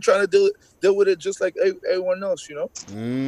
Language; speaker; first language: English; non-native, fluent; French